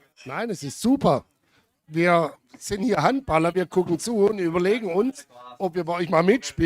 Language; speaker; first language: German; native; German